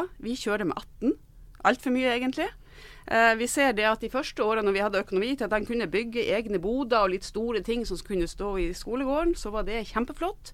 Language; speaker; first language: Norwegian; native; Norwegian